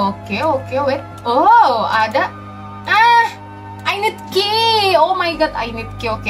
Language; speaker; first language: English; non-native, learner; Indonesian